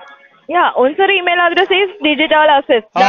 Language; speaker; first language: German; non-native, learner; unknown